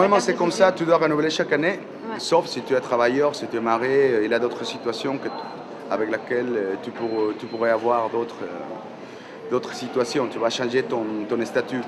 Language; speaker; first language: French; non-native, fluent; Spanish